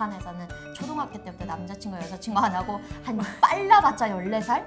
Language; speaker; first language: Korean; native; Korean